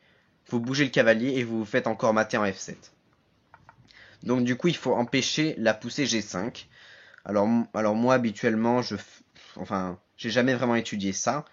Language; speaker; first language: French; native; French